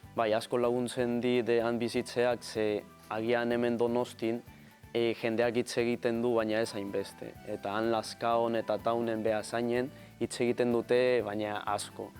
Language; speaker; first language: Basque; non-native, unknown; Spanish